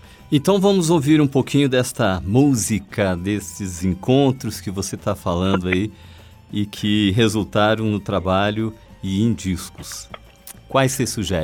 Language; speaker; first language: Portuguese; native; Portuguese